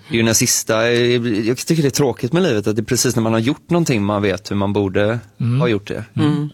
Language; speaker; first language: Swedish; native; Swedish